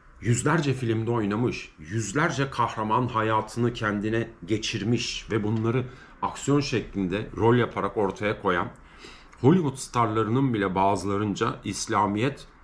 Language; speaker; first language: Turkish; native; Turkish